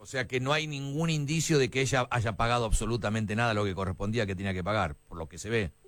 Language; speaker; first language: Spanish; native; Spanish